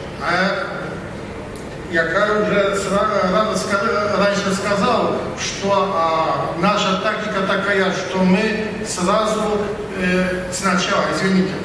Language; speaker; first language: Russian; non-native, learner; Polish